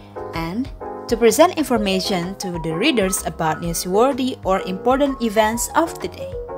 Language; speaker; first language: English; non-native, fluent; Indonesian